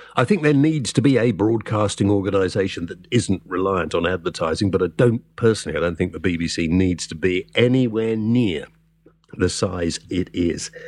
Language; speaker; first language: English; native; English